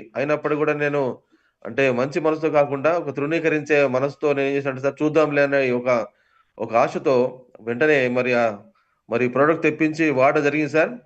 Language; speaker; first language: Telugu; native; Telugu